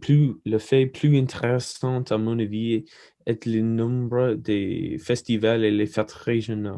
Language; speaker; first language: French; non-native, learner; English